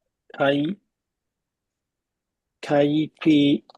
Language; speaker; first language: Korean; non-native, learner; Cantonese